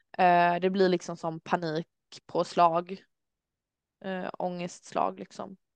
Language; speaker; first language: Swedish; early bilingual, other home language; Albanian